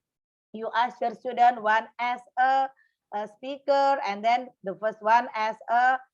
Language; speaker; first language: English; non-native, fluent; Indonesian